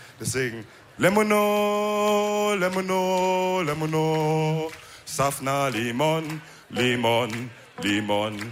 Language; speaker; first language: German; early bilingual, other home language; Wolof